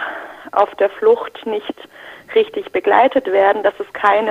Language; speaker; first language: German; early bilingual, other home language; Turkish